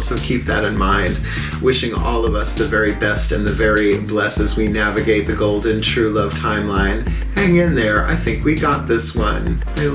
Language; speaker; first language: English; native; English